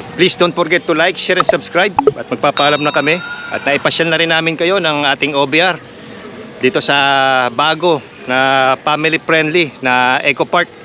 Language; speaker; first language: Filipino; native; Filipino